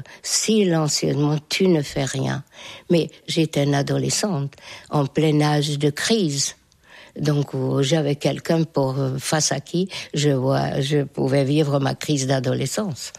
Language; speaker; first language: French; non-native, fluent; Hungarian